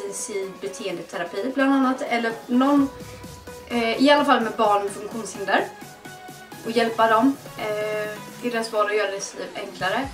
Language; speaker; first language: Swedish; native; Swedish